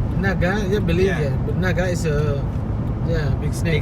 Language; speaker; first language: English; non-native, learner; Khmer